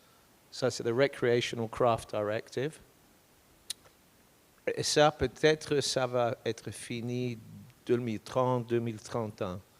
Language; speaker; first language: French; non-native, fluent; English